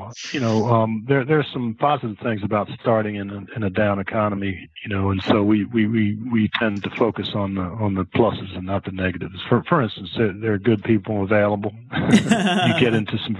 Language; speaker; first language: English; native; English